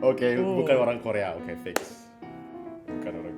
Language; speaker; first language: Indonesian; native; Indonesian